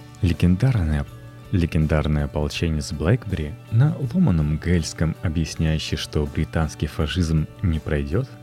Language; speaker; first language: Russian; native; Russian